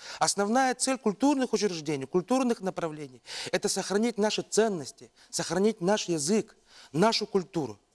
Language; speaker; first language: Russian; non-native, local second language; Yakut